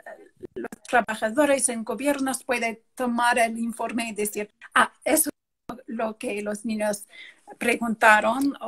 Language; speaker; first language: Spanish; non-native, fluent; English